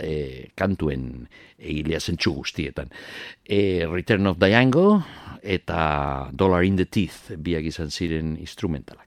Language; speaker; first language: Basque; native; Basque